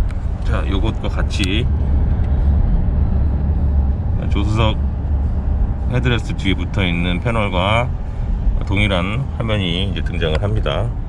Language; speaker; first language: Korean; native; Korean